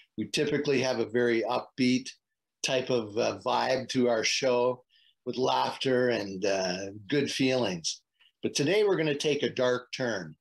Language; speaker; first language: English; native; English